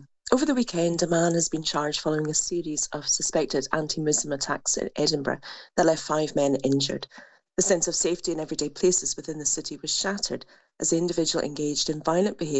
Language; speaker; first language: English; native; English